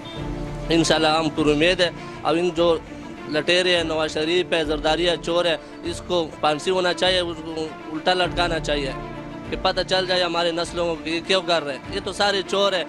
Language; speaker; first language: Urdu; non-native, local second language; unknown